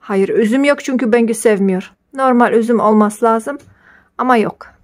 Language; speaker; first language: Turkish; non-native, fluent; Polish